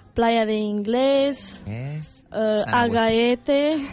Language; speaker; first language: Spanish; non-native, learner; Romanian